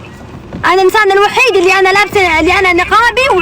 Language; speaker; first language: Arabic; native; Arabic